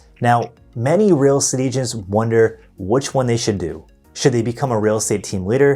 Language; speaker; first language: English; native; English